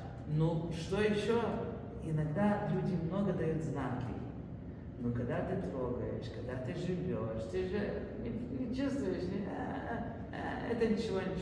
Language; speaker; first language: Russian; non-native, fluent; English